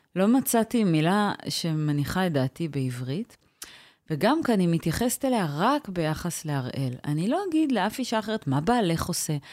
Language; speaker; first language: Hebrew; native; Hebrew